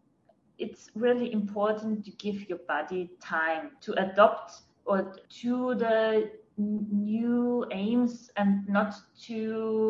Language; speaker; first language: English; non-native, fluent; German